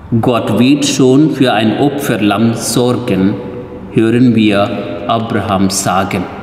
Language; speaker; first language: German; non-native, fluent; Telugu